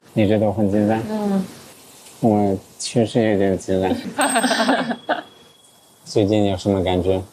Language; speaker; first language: Chinese; non-native, fluent; English